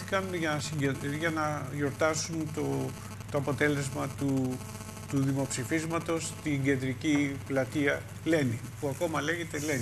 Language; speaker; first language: Greek; native; Greek